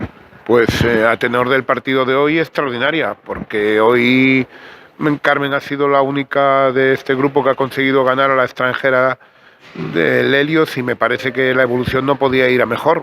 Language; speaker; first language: Spanish; native; Spanish